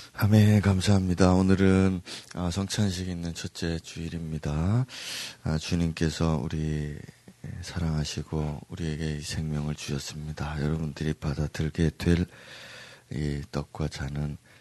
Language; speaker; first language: Korean; native; Korean